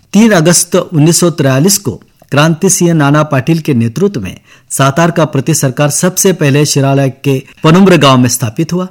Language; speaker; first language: Hindi; non-native, local second language; Marathi